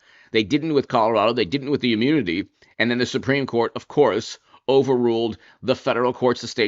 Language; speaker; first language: English; native; English